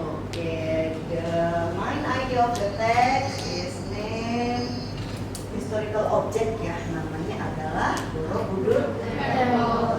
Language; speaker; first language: English; non-native, local second language; Indonesian